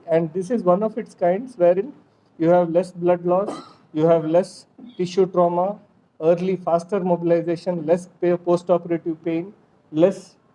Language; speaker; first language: English; non-native, local second language; Kannada